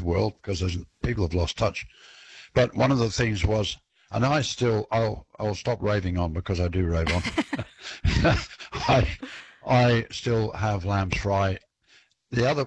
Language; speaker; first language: English; native; English